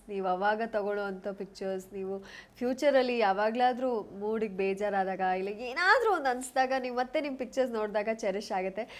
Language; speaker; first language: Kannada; non-native, local second language; Kodava